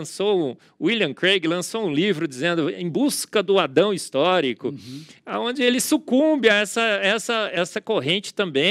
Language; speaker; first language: Portuguese; native; Portuguese